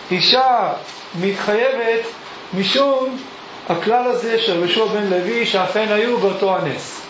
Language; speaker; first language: Hebrew; early bilingual, other home language; English